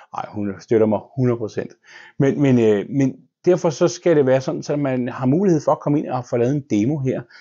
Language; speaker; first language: Danish; native; Danish